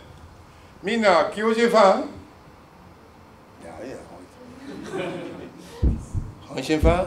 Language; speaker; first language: Japanese; non-native, learner; English